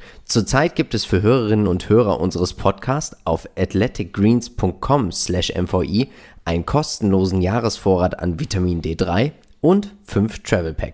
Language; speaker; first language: German; native; German